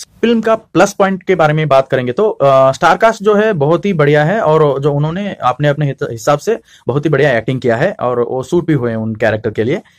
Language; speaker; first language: Hindi; non-native, local second language; Kannada